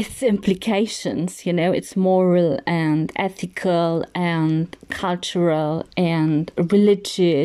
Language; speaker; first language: English; non-native, fluent; German